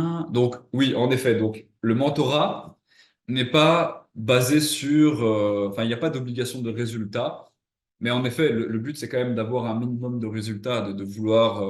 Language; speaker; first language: French; native; French